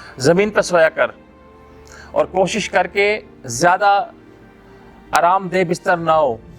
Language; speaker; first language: Urdu; non-native, local second language; Punjabi